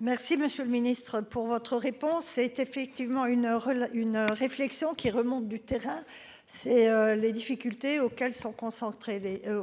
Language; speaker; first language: French; native; French